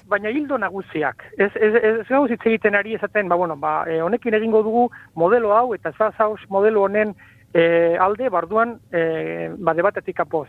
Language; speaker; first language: Basque; non-native, local second language; Spanish